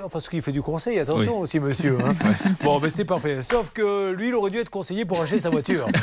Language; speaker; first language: French; native; French